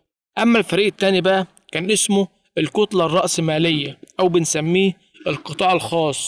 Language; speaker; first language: Arabic; native; Arabic